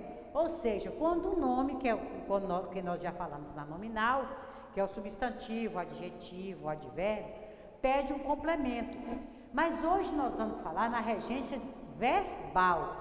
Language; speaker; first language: Portuguese; native; Portuguese